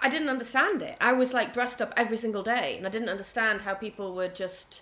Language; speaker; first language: English; native; English